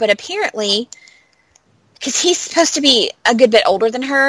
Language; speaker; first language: English; native; English